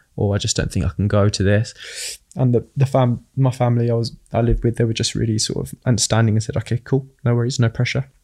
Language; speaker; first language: English; native; English